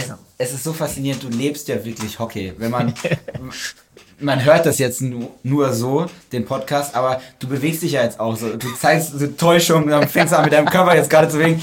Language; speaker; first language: German; native; German